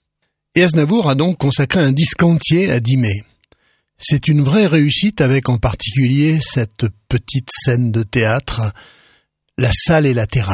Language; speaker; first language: French; native; French